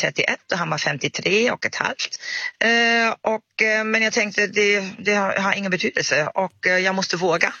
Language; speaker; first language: Swedish; non-native, fluent; German